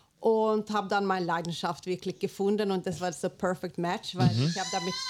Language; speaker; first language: German; non-native, fluent; Swedish